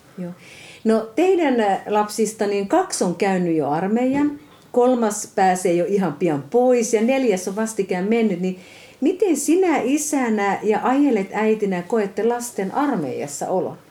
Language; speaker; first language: Finnish; native; Finnish